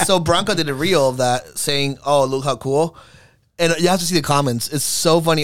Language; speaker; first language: English; early bilingual, other home language; Spanish